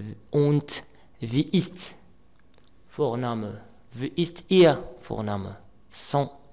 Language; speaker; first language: German; non-native, learner; Arabic